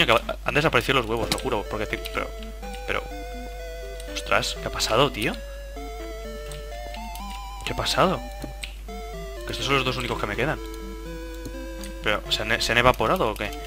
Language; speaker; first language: Spanish; native; Spanish